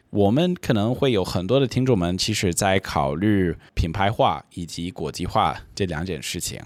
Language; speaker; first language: Chinese; non-native, fluent; English